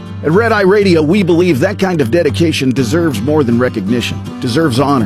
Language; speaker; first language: English; native; English